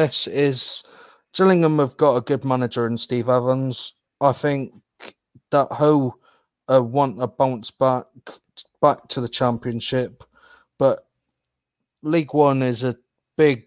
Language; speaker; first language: English; native; English